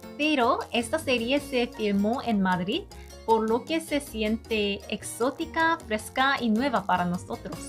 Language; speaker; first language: Spanish; non-native, learner; Korean